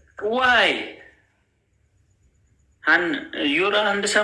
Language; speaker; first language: English; non-native, learner; Amharic